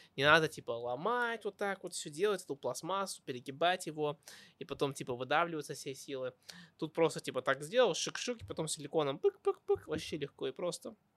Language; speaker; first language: Russian; early bilingual, heritage; Russian